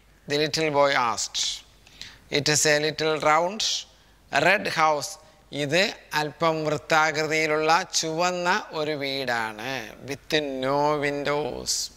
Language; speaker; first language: English; non-native, local second language; Malayalam